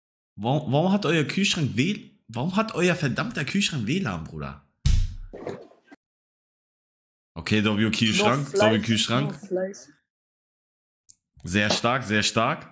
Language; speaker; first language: German; native; German